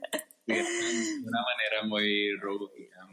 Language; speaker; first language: Spanish; non-native, fluent; English